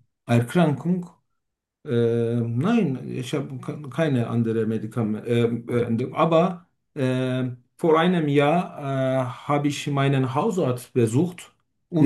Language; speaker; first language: German; non-native, fluent; Turkish